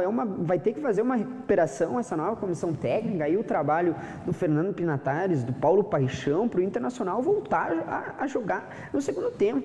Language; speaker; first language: Portuguese; native; Portuguese